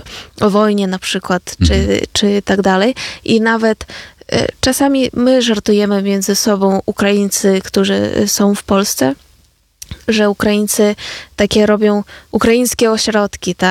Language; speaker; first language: Polish; non-native, fluent; Ukrainian